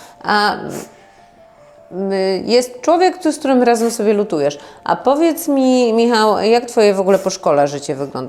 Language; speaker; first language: Polish; native; Polish